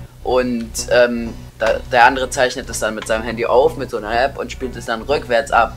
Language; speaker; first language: German; native; German